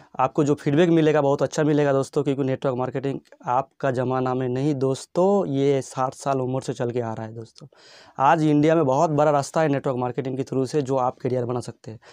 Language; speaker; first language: Hindi; non-native, local second language; Bangla